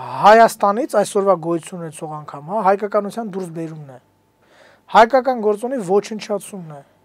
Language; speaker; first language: Armenian; native; Armenian